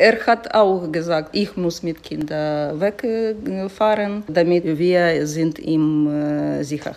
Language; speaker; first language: German; non-native, learner; Ukrainian